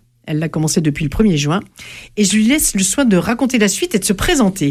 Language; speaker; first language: French; native; French